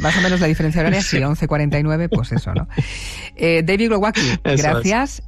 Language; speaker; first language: Spanish; native; Spanish